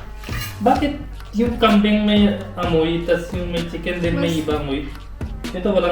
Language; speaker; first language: Filipino; non-native, learner; Punjabi